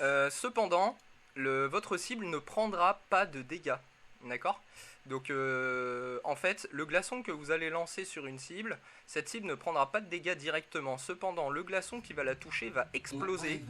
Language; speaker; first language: French; native; French